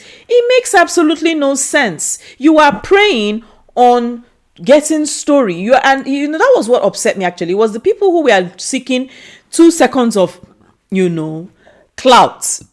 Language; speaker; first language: English; non-native, local second language; Igbo